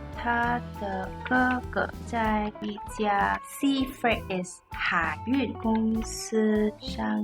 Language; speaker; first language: Chinese; non-native, learner; English